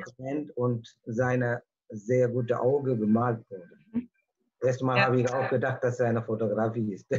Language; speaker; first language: German; non-native, learner; Tamil